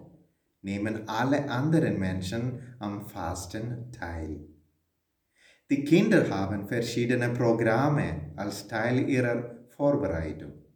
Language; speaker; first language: German; non-native, fluent; Malayalam